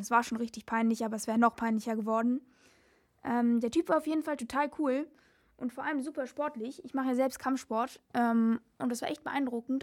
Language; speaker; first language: German; native; German